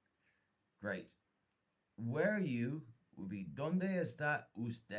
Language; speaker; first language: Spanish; non-native, fluent; English